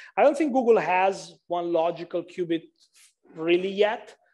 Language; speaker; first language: English; non-native, fluent; Italian